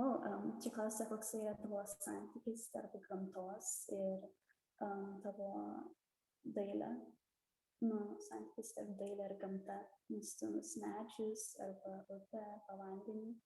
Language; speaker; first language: Lithuanian; early bilingual, heritage; Russian